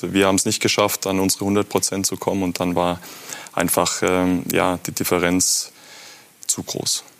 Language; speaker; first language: German; native; German